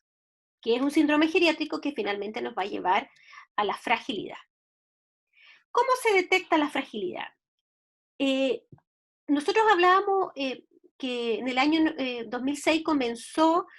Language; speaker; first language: Spanish; native; Spanish